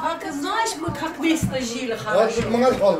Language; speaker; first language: Russian; non-native, local second language; Azerbaijani